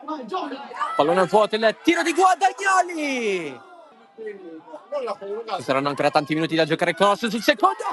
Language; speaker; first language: Italian; native; Italian